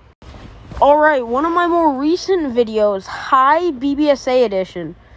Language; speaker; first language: English; native; English